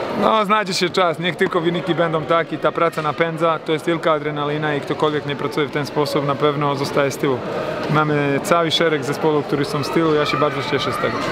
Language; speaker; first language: Polish; non-native, fluent; Croatian